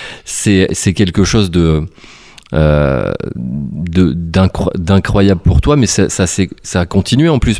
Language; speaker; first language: French; native; French